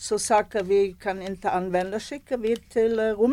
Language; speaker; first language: Swedish; non-native, fluent; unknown